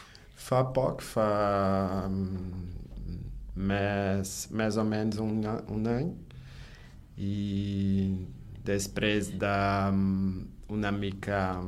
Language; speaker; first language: Catalan; non-native, learner; Portuguese